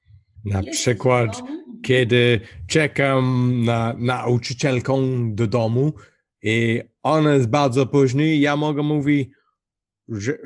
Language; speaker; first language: Polish; non-native, learner; English